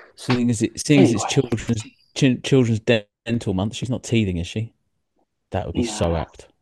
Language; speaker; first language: English; native; English